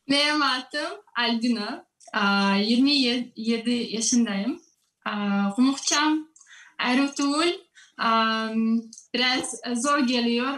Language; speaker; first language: Turkish; non-native, learner; Russian